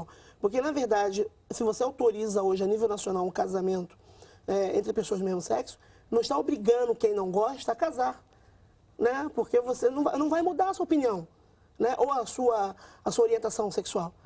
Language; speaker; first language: Portuguese; native; Portuguese